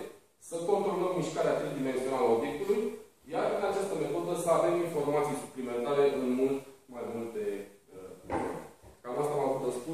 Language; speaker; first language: Romanian; native; Romanian